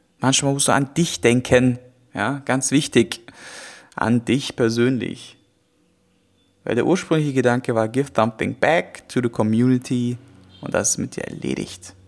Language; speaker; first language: German; native; German